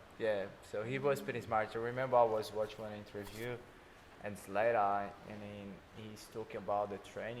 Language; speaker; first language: English; non-native, fluent; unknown